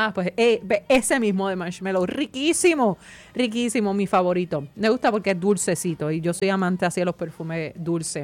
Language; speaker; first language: Spanish; native; Spanish